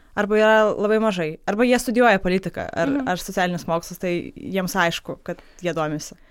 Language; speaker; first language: Lithuanian; non-native, local second language; Polish